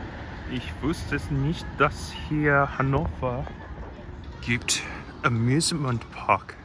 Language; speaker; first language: German; non-native, learner; Korean